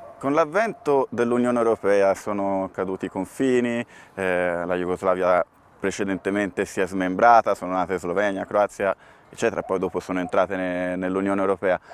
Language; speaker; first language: Italian; native; Italian